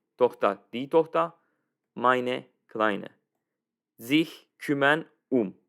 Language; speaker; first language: German; non-native, fluent; Turkish